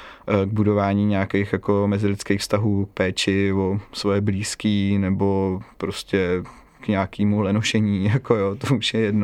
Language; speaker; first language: Czech; native; Czech